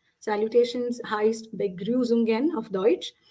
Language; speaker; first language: German; non-native, fluent; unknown